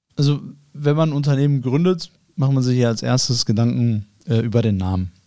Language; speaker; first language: German; early bilingual, other home language; Arabic